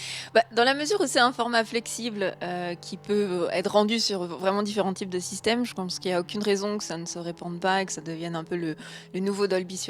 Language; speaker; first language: French; native; French